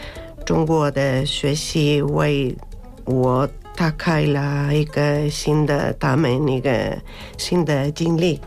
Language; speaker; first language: Chinese; non-native, learner; Spanish